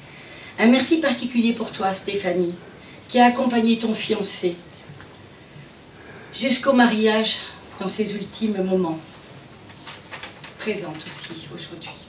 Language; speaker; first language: French; native; French